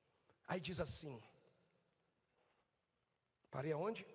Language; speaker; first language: Portuguese; native; Portuguese